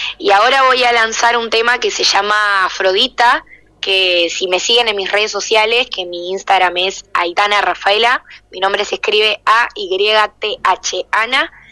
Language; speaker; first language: Spanish; non-native, local second language; Portuguese